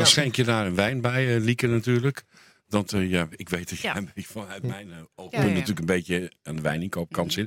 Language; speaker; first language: Dutch; native; Dutch